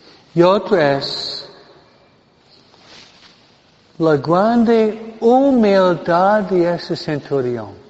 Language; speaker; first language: Spanish; non-native, fluent; English